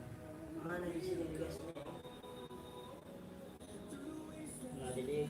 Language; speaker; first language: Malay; non-native, local second language; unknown